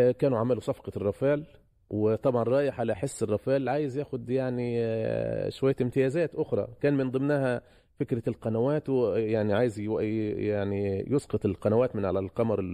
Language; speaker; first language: Arabic; native; Arabic